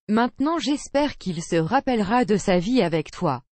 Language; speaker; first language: French; native; French